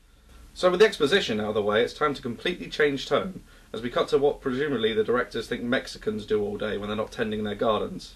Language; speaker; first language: English; native; English